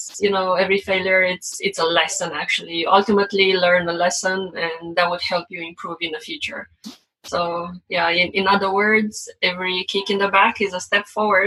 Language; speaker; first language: English; non-native, fluent; Romanian